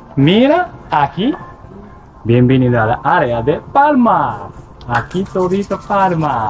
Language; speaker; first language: Spanish; non-native, learner; Japanese